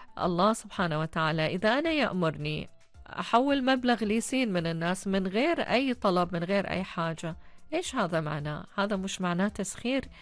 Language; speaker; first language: Arabic; native; Arabic